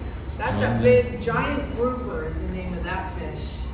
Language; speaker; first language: English; native; English